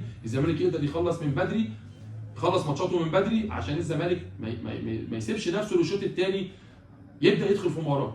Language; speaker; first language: Arabic; native; Arabic